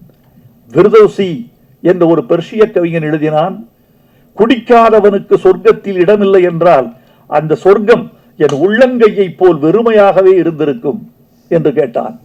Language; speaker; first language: Tamil; native; Tamil